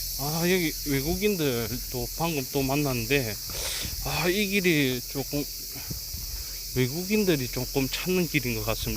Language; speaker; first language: Korean; native; Korean